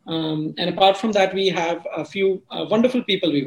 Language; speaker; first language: English; non-native, local second language; Hindi